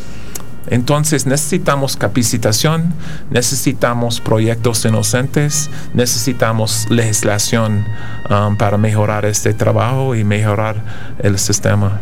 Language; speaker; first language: Spanish; non-native, fluent; English